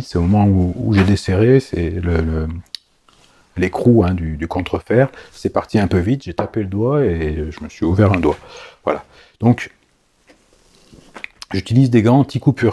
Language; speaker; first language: French; native; French